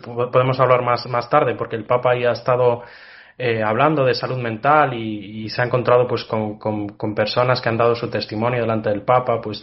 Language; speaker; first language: Spanish; native; Spanish